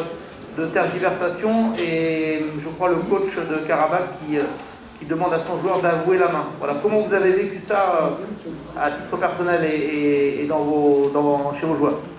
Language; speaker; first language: French; native; French